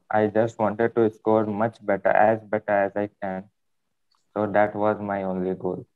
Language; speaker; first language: English; non-native, local second language; Hindi